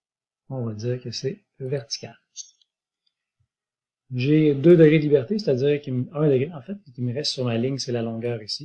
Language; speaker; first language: French; native; French